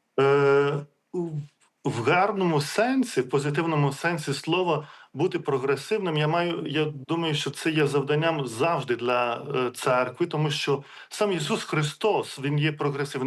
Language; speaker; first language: Ukrainian; non-native, fluent; Lithuanian